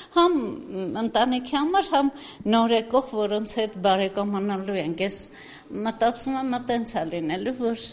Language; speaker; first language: Armenian; native; Armenian